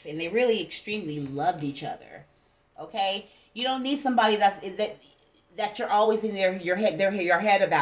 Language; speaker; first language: English; native; English